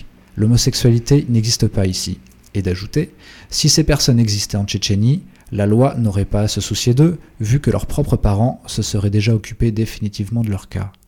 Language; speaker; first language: French; native; French